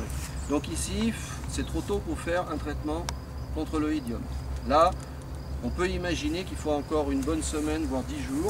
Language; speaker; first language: French; native; French